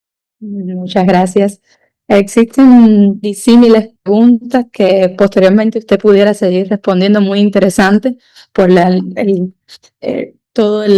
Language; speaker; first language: Spanish; native; Spanish